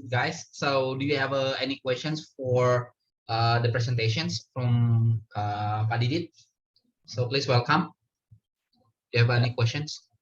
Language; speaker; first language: English; non-native, learner; Indonesian